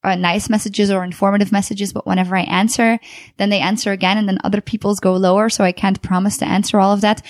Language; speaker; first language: English; non-native, fluent; Dutch